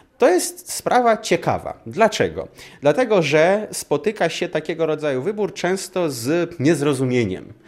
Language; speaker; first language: Polish; non-native, fluent; Russian